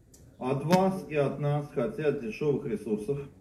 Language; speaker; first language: Russian; native; Russian